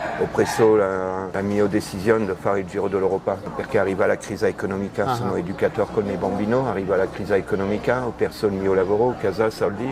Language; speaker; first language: Italian; non-native, learner; French